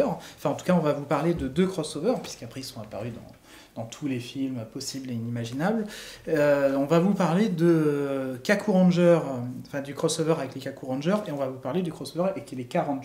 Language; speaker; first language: French; native; French